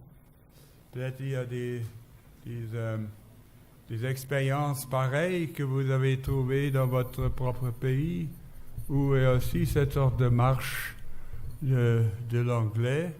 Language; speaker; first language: French; non-native, fluent; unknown